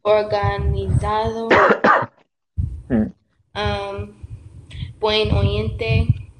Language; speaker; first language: Spanish; non-native, learner; English